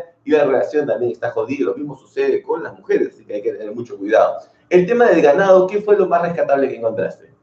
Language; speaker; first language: Spanish; native; Spanish